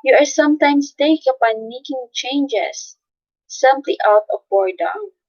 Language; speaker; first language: English; non-native, local second language; Filipino